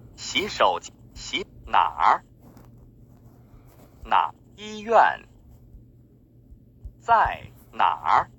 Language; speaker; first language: Chinese; non-native, learner; English